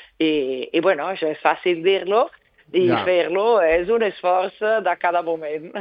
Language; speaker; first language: Catalan; non-native, fluent; Italian